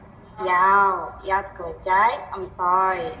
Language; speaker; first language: Chinese; non-native, learner; Indonesian